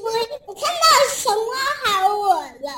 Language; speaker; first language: Chinese; early bilingual, heritage; Chinese